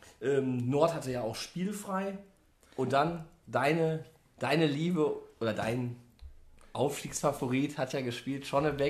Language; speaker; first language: German; native; German